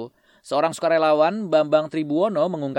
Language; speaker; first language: Indonesian; native; Indonesian